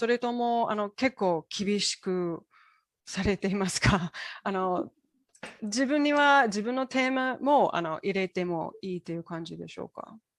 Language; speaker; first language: Japanese; non-native, fluent; English